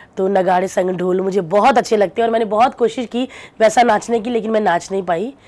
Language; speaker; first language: Hindi; non-native, local second language; Punjabi